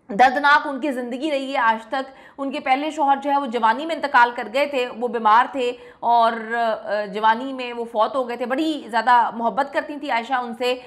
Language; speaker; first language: Urdu; native; Urdu